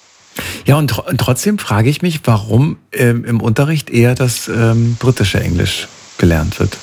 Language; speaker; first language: German; native; German